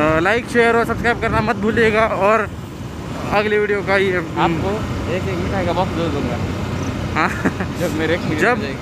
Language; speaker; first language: Hindi; non-native, local second language; Marathi